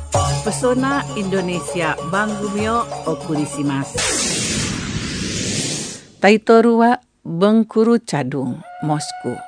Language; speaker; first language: Japanese; non-native, fluent; Indonesian